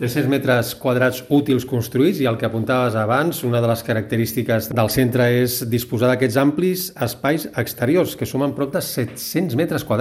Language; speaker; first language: Catalan; native; Catalan